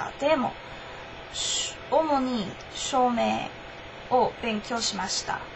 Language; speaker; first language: Japanese; non-native, learner; English